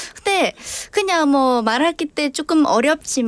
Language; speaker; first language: Korean; non-native, learner; Vietnamese